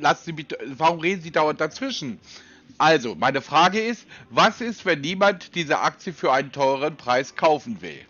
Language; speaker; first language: German; native; German